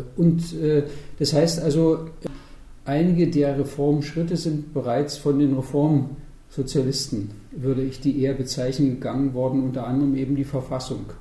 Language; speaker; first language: German; native; German